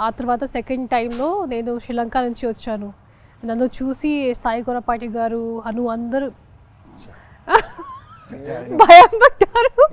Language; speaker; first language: Telugu; non-native, local second language; Hindi